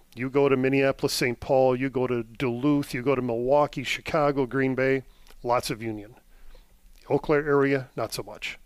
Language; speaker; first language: English; native; English